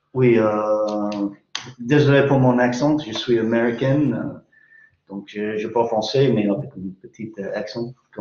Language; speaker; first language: French; non-native, fluent; English